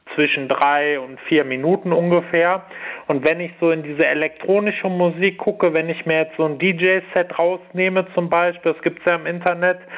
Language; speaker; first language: German; native; German